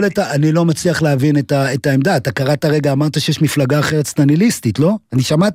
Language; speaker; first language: Hebrew; native; Hebrew